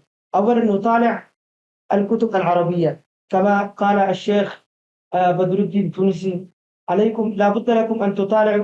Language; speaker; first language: Arabic; non-native, fluent; Urdu